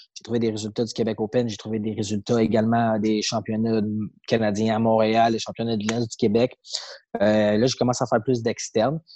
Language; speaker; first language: French; native; French